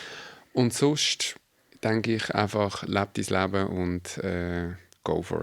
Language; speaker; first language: German; native; German